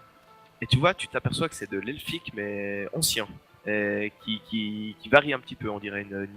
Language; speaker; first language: French; native; French